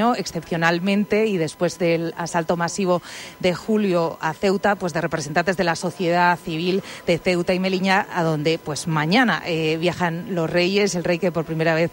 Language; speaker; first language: Spanish; native; Spanish